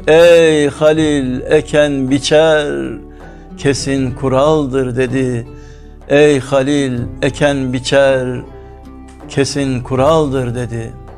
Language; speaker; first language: Turkish; native; Turkish